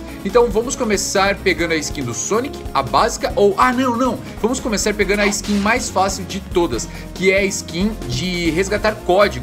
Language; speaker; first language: Portuguese; native; Portuguese